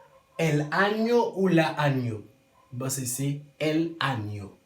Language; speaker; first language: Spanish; non-native, learner; Haitian Creole